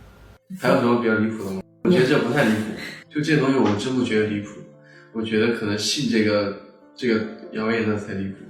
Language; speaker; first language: Chinese; native; Chinese